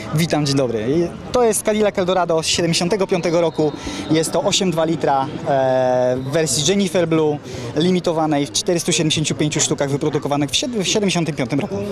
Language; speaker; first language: Polish; native; Polish